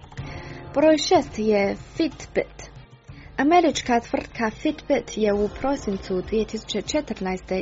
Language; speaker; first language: Croatian; non-native, fluent; Chinese